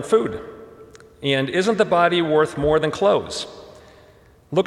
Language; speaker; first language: English; early bilingual, other home language; German